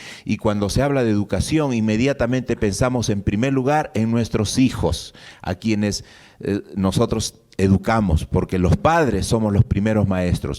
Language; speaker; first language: Spanish; native; Spanish